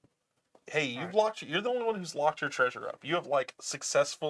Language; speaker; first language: English; native; English